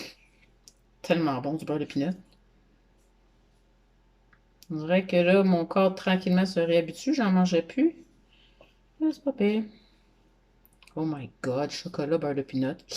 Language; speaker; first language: French; native; French